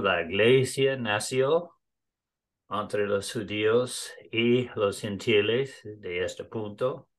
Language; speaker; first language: Spanish; non-native, learner; English